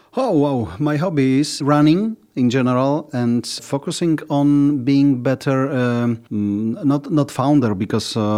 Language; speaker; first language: English; non-native, fluent; Polish